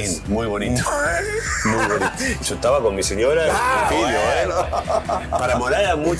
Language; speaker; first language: Portuguese; non-native, learner; Spanish